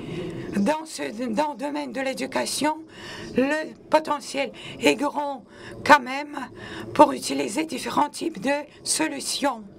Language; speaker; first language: French; non-native, local second language; Latvian